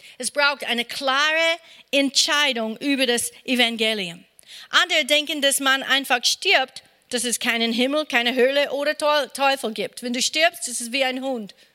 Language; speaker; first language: German; non-native, fluent; English